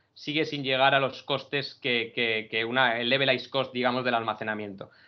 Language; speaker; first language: Spanish; native; Spanish